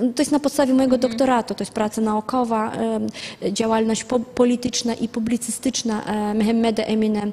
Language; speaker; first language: Polish; non-native, fluent; Azerbaijani